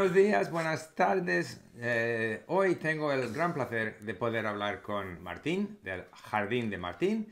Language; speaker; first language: Spanish; non-native, fluent; English